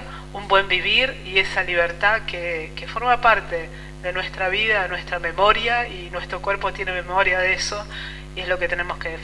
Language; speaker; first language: Spanish; native; Spanish